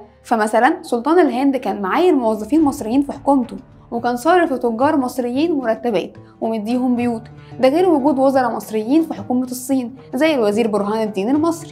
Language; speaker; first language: Arabic; native; Arabic